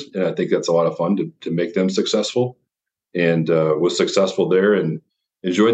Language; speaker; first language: English; native; English